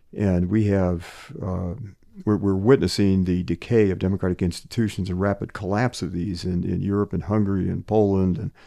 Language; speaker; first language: English; native; English